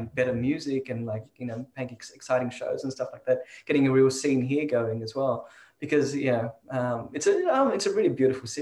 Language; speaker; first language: English; native; English